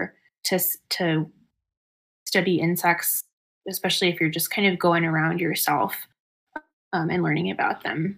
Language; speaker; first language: English; native; English